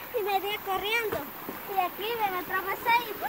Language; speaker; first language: Spanish; native; Spanish